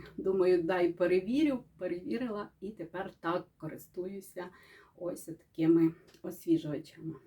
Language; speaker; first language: Ukrainian; native; Ukrainian